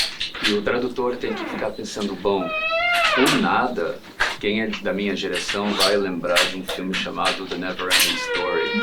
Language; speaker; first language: Portuguese; non-native, fluent; English